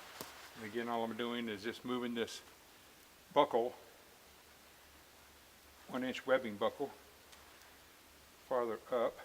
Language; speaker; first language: English; native; English